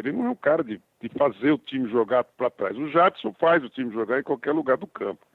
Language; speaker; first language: Portuguese; native; Portuguese